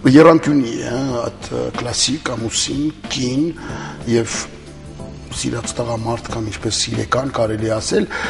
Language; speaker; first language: Armenian; early bilingual, heritage; Armenian